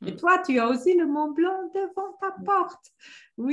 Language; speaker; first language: French; non-native, fluent; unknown